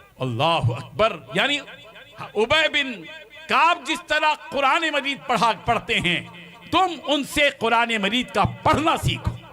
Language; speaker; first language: Urdu; native; Urdu